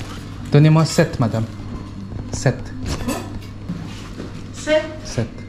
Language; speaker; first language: French; non-native, learner; Korean